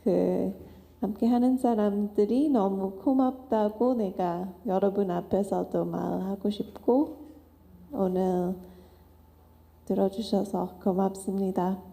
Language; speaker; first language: Korean; non-native, fluent; English